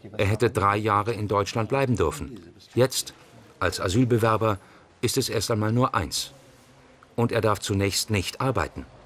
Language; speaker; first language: German; native; German